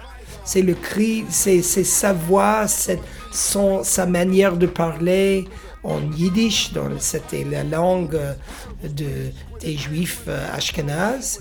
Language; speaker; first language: French; non-native, fluent; English